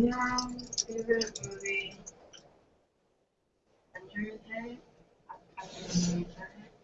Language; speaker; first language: Hindi; non-native, learner; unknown